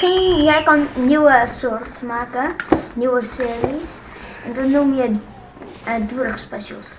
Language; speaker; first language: Dutch; non-native, learner; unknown